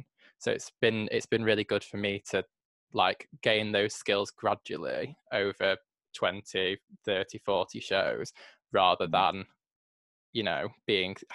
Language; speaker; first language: English; native; English